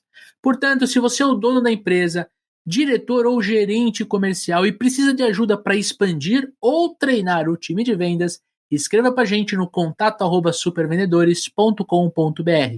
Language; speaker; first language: Portuguese; native; Portuguese